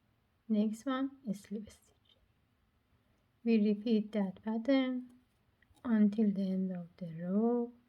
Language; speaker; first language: English; non-native, learner; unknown